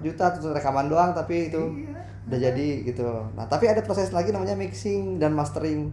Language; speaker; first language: Indonesian; native; Indonesian